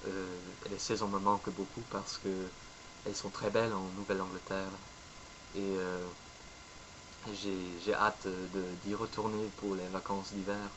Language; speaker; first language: French; non-native, fluent; English